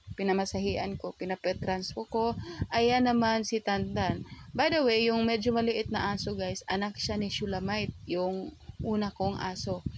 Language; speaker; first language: Filipino; non-native, local second language; Cebuano